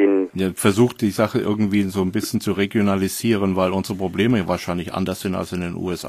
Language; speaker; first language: German; native; German